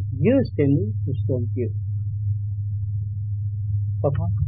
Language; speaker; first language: French; non-native, learner; Vietnamese